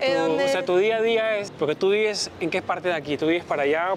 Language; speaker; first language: Spanish; native; Spanish